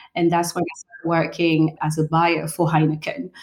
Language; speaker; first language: English; non-native, fluent; French